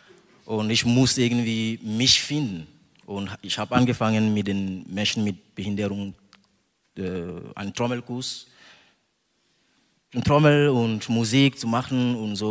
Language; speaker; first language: German; non-native, fluent; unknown